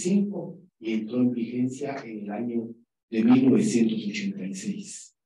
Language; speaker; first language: Spanish; native; Spanish